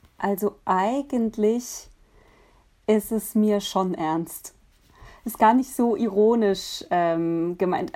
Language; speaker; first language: German; early bilingual, other home language; Polish